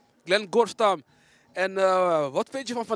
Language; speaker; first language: Dutch; native; Dutch